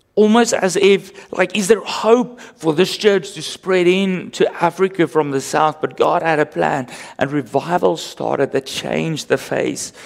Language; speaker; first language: English; non-native, local second language; Afrikaans